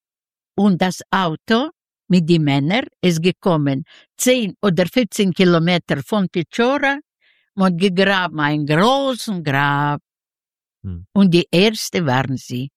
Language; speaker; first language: German; non-native, learner; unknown